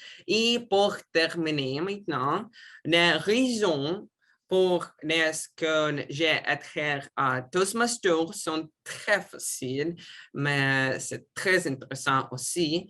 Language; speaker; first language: French; non-native, learner; Russian